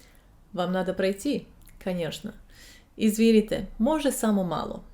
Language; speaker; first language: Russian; non-native, fluent; Serbian